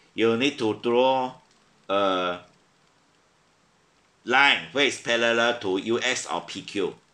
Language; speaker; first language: English; non-native, local second language; Chinese